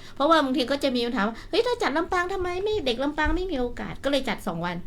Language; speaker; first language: Thai; native; Thai